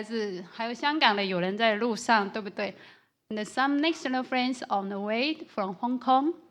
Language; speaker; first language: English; non-native, learner; Chinese